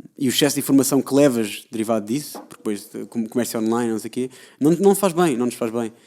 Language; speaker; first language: Portuguese; native; Portuguese